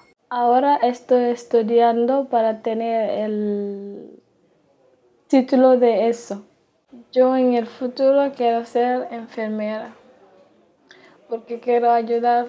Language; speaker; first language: Spanish; non-native, learner; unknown